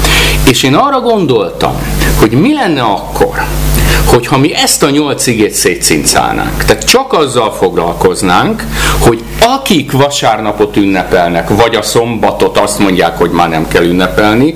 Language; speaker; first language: Hungarian; native; Hungarian